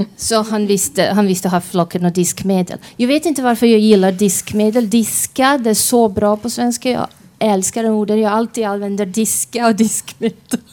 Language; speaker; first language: Swedish; non-native, fluent; Croatian